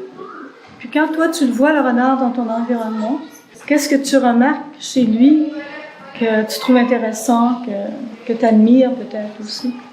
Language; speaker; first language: French; native; French